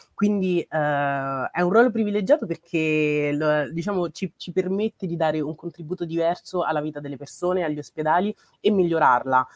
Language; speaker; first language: Italian; early bilingual, other home language; English